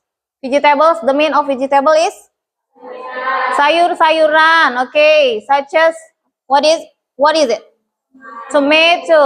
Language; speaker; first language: English; non-native, learner; Indonesian